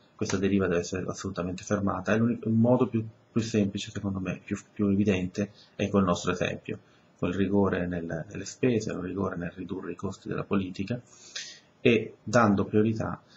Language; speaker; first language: Italian; early bilingual, other home language; Spanish